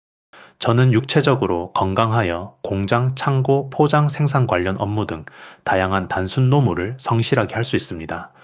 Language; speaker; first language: Korean; non-native, fluent; Urdu